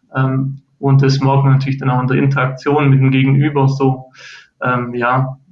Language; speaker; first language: German; native; German